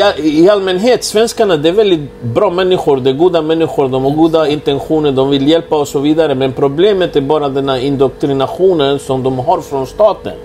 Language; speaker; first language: Swedish; early bilingual, other home language; Spanish